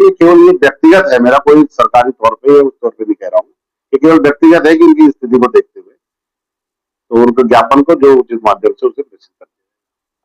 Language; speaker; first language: Hindi; native; Hindi